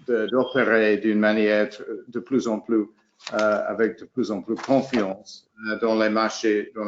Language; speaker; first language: French; non-native, fluent; English